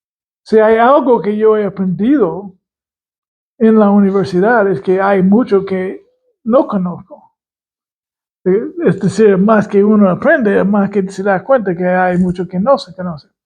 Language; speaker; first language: Spanish; non-native, fluent; English